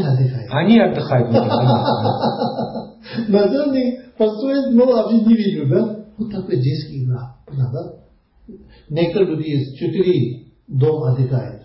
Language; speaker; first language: Russian; non-native, learner; Tibetan